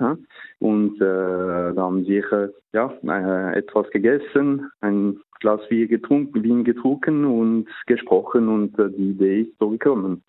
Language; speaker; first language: German; non-native, local second language; French